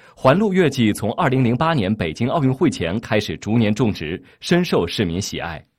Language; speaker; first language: Chinese; native; Chinese